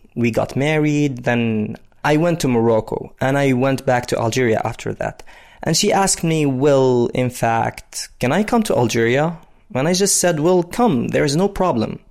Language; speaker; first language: English; non-native, fluent; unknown